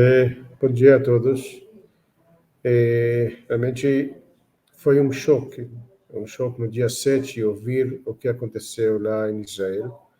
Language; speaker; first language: Portuguese; non-native, fluent; Hebrew